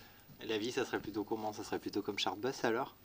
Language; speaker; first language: French; native; French